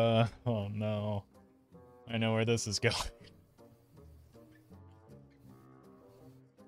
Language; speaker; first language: English; native; English